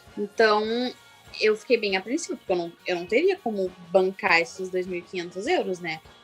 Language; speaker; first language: Portuguese; native; Portuguese